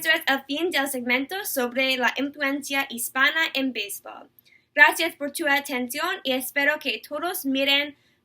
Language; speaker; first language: Spanish; non-native, learner; English